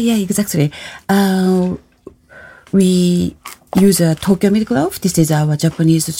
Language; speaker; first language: English; non-native, fluent; Japanese